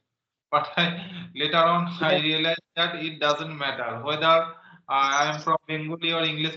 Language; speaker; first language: English; non-native, local second language; Santali